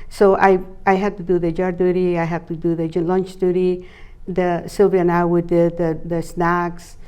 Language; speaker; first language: English; non-native, fluent; Spanish